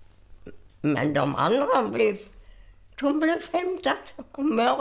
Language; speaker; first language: Swedish; non-native, fluent; German